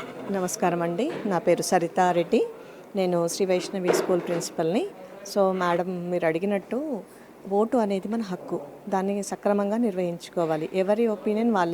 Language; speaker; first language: Telugu; native; Telugu